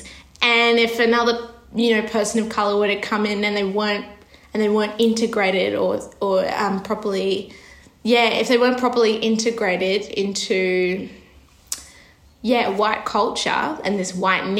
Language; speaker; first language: English; native; English